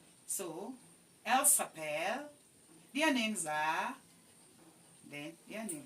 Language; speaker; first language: French; non-native, learner; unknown